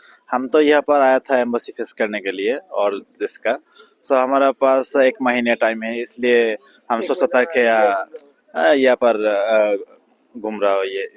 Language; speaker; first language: Hindi; non-native, learner; Bangla